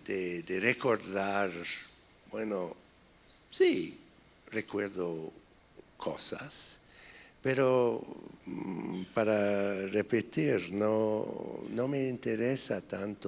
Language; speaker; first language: Spanish; non-native, fluent; English